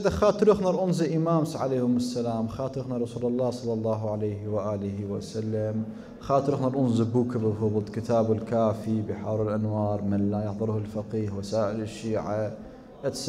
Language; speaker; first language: Dutch; early bilingual, other home language; Arabic